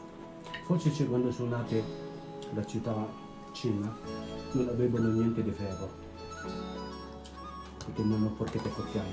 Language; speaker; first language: Italian; non-native, learner; Filipino